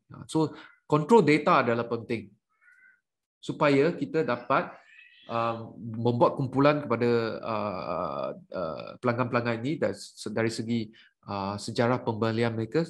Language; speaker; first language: Malay; native; Malay